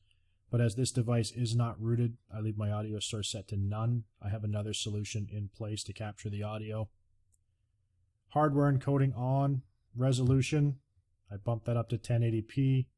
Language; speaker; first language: English; native; English